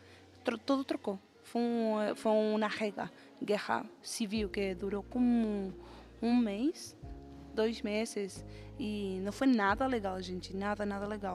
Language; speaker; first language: Portuguese; non-native, fluent; Spanish